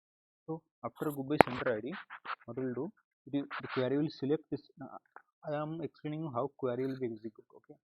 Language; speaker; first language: English; non-native, local second language; Hindi